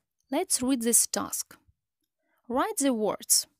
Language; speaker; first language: English; non-native, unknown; Ukrainian